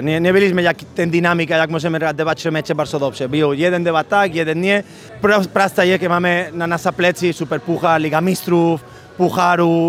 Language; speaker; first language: Polish; non-native, learner; Spanish